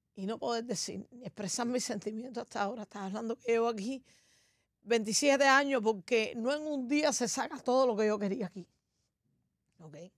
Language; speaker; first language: Spanish; native; Spanish